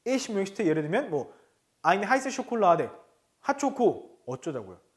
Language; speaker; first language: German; non-native, fluent; Korean